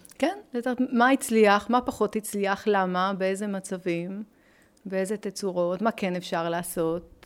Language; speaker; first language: Hebrew; early bilingual, other home language; French